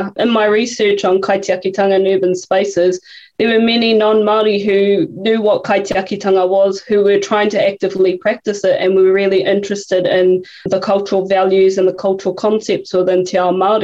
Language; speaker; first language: English; native; English